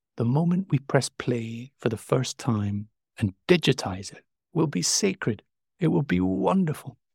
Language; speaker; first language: English; native; English